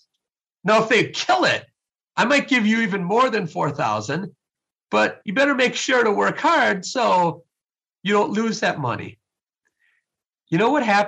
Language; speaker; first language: English; native; English